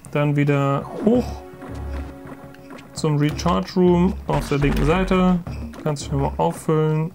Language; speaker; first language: German; native; German